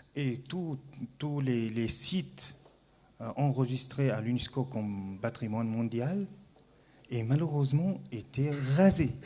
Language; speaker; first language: French; non-native, fluent; Arabic